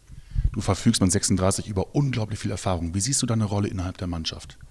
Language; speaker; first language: German; native; German